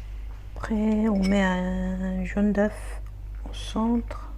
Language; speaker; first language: French; non-native, fluent; Korean